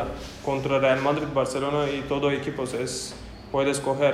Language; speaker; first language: Spanish; non-native, learner; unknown